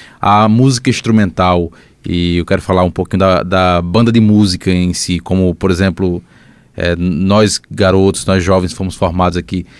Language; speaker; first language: Portuguese; native; Portuguese